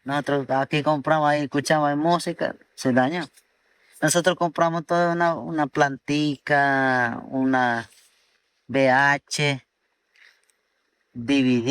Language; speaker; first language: Spanish; non-native, local second language; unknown